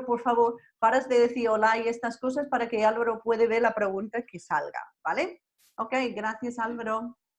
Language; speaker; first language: Spanish; non-native, fluent; English